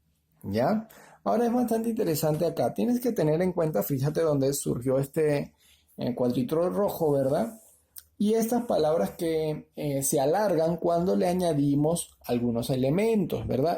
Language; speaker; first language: Spanish; native; Spanish